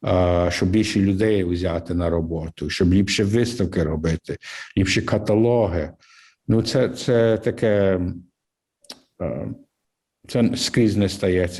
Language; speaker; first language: Ukrainian; early bilingual, heritage; English